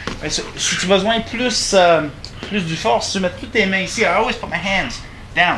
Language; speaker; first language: French; non-native, fluent; English